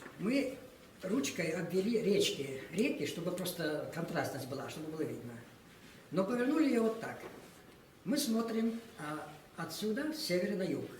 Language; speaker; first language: Russian; non-native, local second language; Ingush